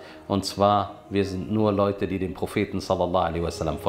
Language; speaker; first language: German; native; German